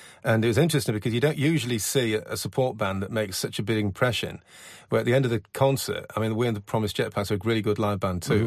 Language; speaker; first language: English; native; English